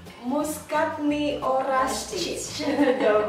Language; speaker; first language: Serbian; non-native, learner; Indonesian